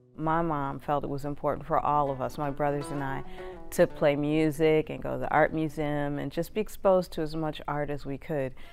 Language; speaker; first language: English; native; English